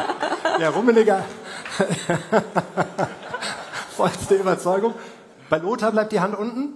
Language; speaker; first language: German; native; German